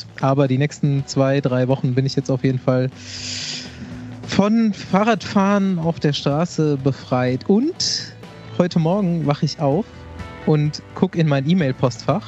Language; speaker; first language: German; native; German